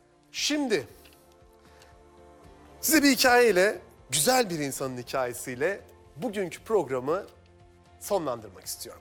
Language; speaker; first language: Turkish; native; Turkish